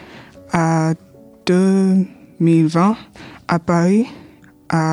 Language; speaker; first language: French; non-native, learner; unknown